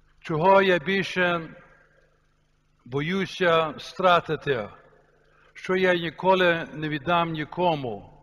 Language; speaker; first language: Ukrainian; early bilingual, heritage; Ukrainian